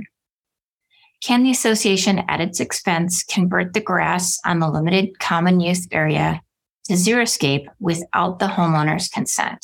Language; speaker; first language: English; native; English